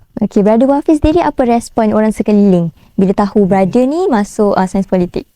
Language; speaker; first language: Malay; native; Malay